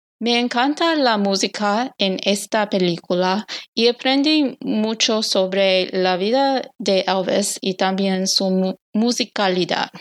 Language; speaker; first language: Spanish; non-native, learner; English